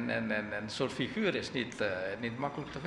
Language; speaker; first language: Dutch; non-native, fluent; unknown